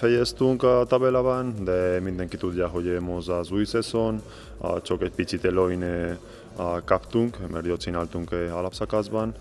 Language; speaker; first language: Hungarian; non-native, learner; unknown